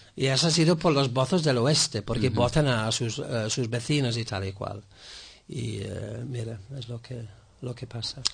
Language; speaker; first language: Spanish; non-native, fluent; English